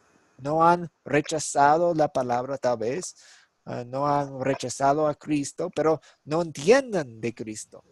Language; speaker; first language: Spanish; non-native, fluent; English